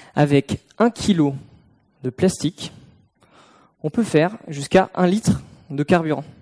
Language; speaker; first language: French; native; French